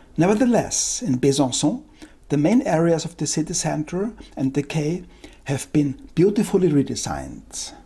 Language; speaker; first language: English; non-native, fluent; German